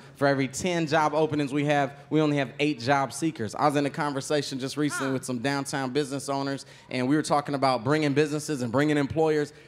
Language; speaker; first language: English; native; English